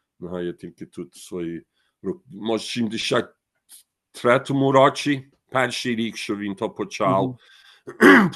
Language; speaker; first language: Ukrainian; early bilingual, heritage; Ukrainian